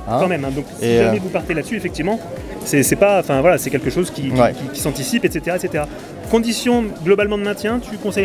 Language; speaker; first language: French; native; French